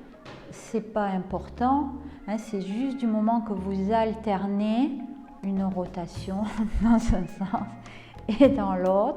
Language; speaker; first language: French; native; French